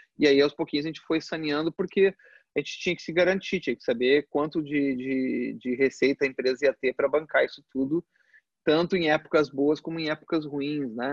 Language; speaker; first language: Portuguese; early bilingual, other home language; Spanish